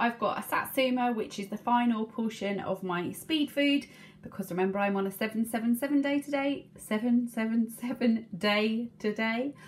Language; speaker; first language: English; native; English